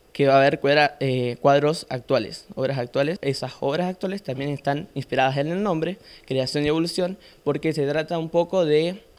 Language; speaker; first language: Spanish; native; Spanish